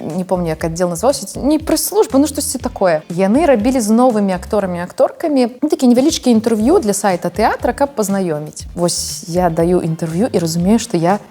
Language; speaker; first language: Belarusian; non-native, local second language; Russian